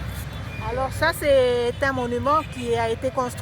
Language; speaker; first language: French; non-native, local second language; Swahili